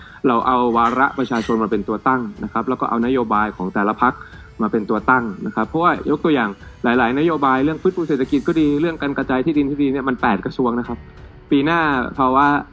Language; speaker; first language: Thai; native; Thai